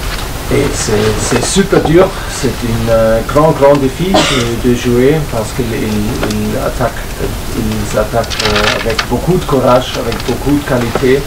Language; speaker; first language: French; non-native, fluent; German